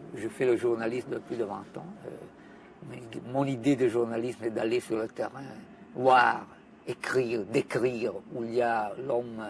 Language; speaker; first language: French; non-native, fluent; Italian